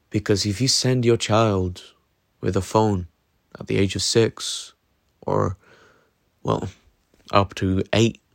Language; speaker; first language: English; non-native, fluent; Norwegian